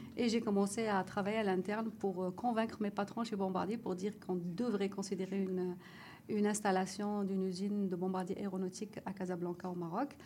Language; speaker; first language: French; non-native, local second language; Arabic